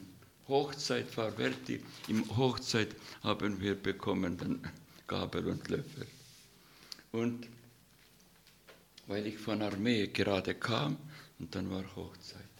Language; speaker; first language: German; non-native, learner; Russian